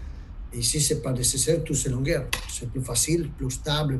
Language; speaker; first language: French; non-native, learner; Italian